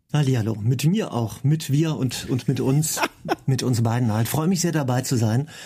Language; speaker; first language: German; native; German